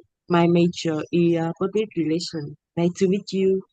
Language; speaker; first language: English; non-native, learner; Vietnamese